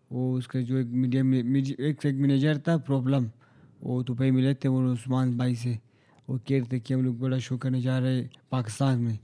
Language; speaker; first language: Urdu; non-native, local second language; Hazaragi